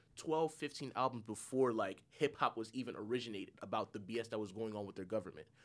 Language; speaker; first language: English; early bilingual, other home language; Yoruba